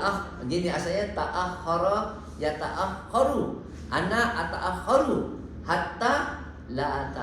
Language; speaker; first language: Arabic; non-native, learner; Malay